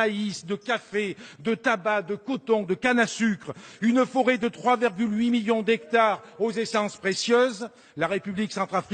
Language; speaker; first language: French; native; French